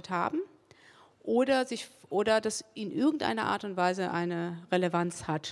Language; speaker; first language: German; early bilingual, other home language; Spanish